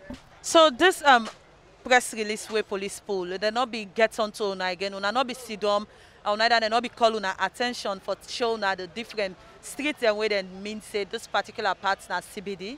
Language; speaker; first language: English; non-native, local second language; Krio